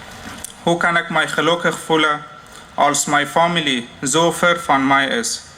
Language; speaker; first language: Dutch; non-native, fluent; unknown